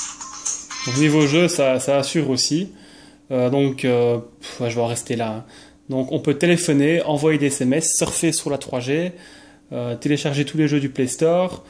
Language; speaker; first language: French; native; French